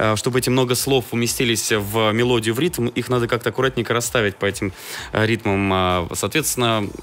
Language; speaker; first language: Russian; native; Russian